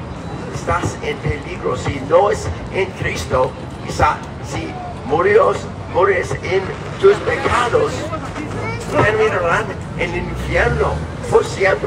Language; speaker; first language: Spanish; non-native, learner; English